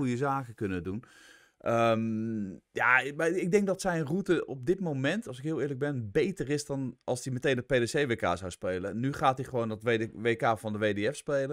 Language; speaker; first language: Dutch; native; Dutch